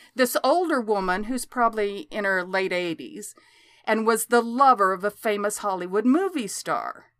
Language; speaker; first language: English; native; English